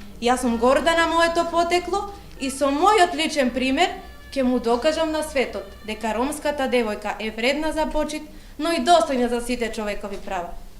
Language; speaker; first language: Macedonian; non-native, local second language; Romany